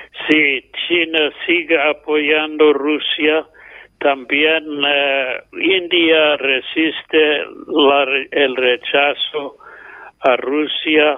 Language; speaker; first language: Spanish; non-native, fluent; English